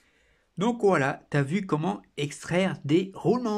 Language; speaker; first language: French; native; French